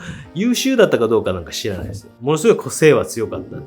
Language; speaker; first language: Japanese; native; Japanese